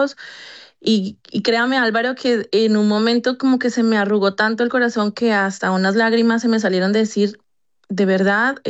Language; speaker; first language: Spanish; native; Spanish